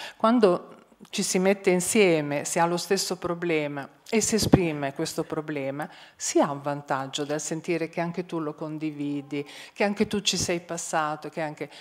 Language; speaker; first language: Italian; native; Italian